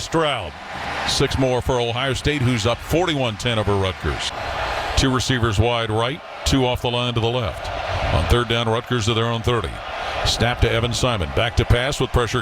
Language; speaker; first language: English; native; English